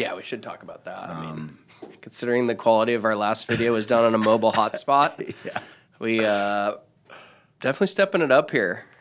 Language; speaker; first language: English; native; English